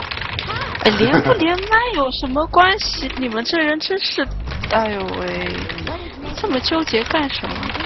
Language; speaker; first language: Chinese; native; Chinese